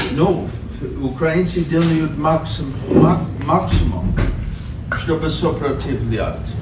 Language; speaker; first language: Russian; non-native, fluent; English